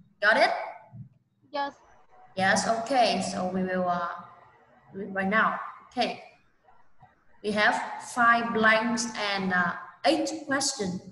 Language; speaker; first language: English; non-native, fluent; Vietnamese